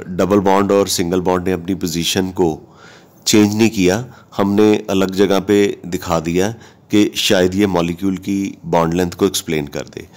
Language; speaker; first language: Hindi; native; Hindi